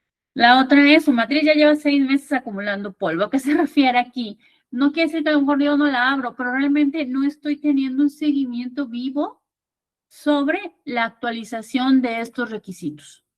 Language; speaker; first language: Spanish; native; Spanish